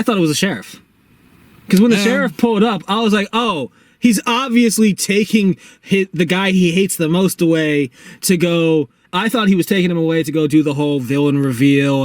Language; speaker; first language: English; native; English